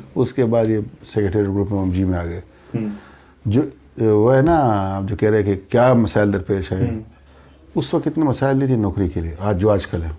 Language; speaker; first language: Urdu; non-native, local second language; Pashto